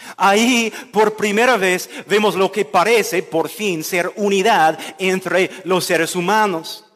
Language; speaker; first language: Spanish; non-native, fluent; English